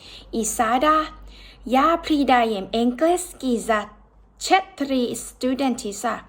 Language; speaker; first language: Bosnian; non-native, learner; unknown